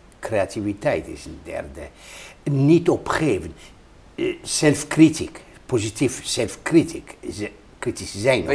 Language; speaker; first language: Dutch; non-native, fluent; Hebrew